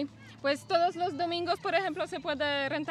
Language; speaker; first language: Spanish; non-native, fluent; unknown